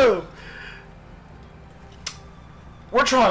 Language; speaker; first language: English; native; English